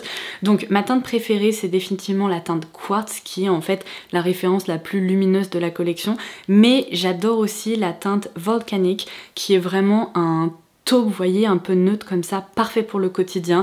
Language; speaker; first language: French; native; French